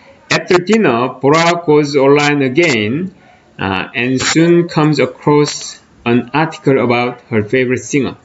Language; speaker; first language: English; non-native, fluent; Korean